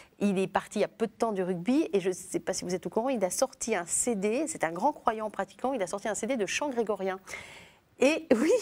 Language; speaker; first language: French; native; French